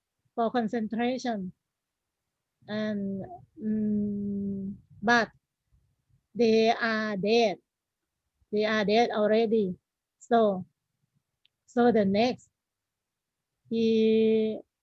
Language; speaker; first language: English; non-native, learner; Thai